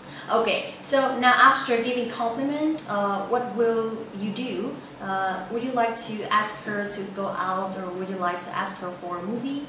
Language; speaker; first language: English; non-native, fluent; Vietnamese